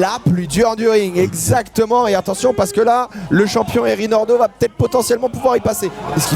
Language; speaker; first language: French; native; French